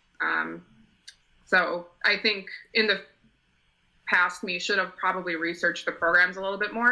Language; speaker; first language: English; native; English